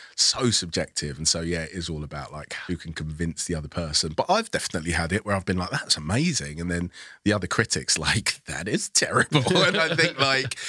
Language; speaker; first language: English; early bilingual, other home language; Yoruba